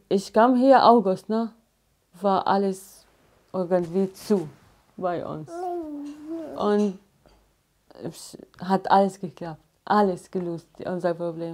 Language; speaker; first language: German; non-native, learner; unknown